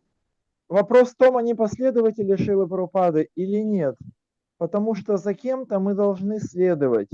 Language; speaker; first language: Russian; native; Russian